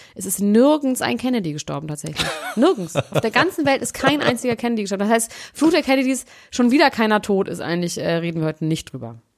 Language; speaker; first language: German; native; German